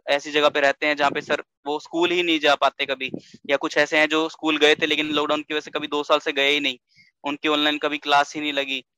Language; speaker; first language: Hindi; native; Hindi